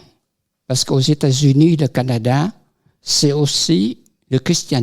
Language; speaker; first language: French; non-native, fluent; Vietnamese